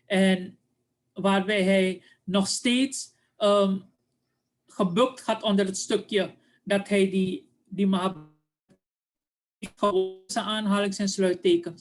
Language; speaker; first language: Dutch; non-native, local second language; Caribbean Hindustani